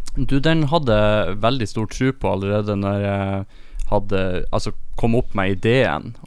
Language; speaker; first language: Norwegian; native; Norwegian